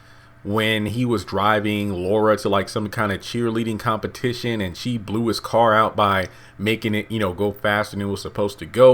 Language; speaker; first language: English; native; English